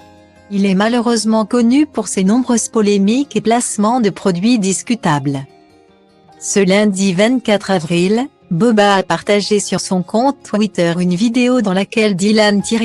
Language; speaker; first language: French; native; French